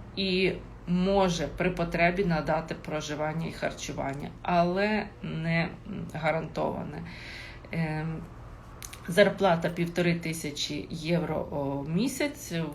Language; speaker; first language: Ukrainian; non-native, local second language; Russian